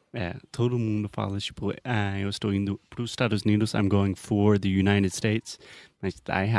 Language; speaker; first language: Portuguese; non-native, fluent; English